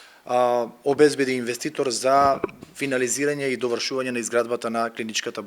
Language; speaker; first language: Macedonian; native; Macedonian